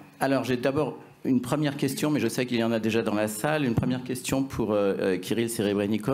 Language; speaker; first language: French; native; French